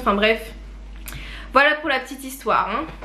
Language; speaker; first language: French; native; French